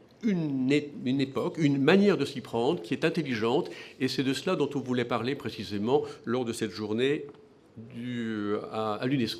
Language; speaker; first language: French; native; French